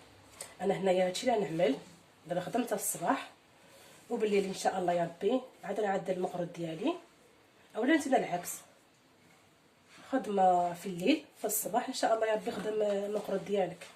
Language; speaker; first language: Arabic; native; Arabic